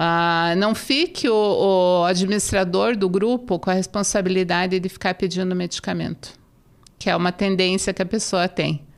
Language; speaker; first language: Portuguese; native; Portuguese